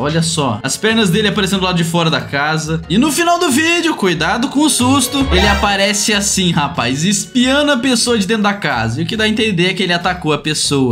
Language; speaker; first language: Portuguese; native; Portuguese